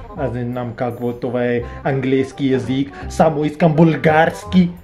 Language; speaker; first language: Bulgarian; non-native, learner; English